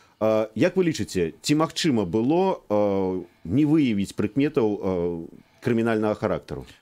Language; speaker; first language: Belarusian; native; Belarusian